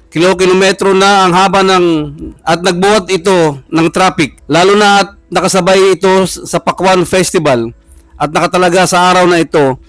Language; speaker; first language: Filipino; non-native, local second language; Pangasinan